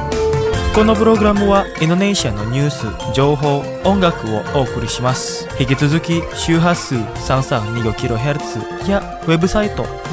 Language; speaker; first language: Japanese; non-native, fluent; Indonesian